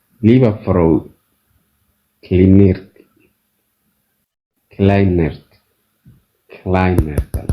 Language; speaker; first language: German; non-native, learner; Somali